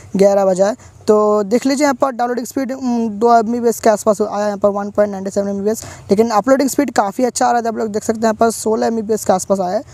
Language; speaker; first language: Hindi; non-native, local second language; Bangla